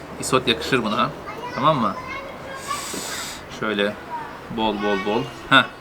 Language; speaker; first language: Turkish; native; Turkish